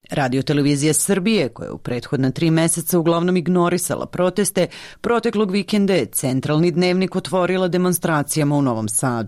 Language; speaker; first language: Serbian; native; Serbian